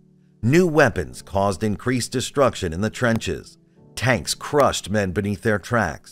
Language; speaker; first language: English; native; English